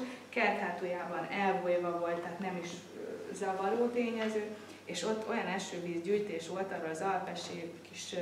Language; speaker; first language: Hungarian; native; Hungarian